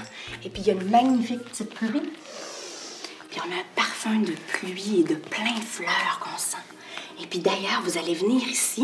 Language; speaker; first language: French; native; French